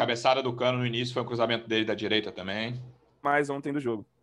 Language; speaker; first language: Portuguese; native; Portuguese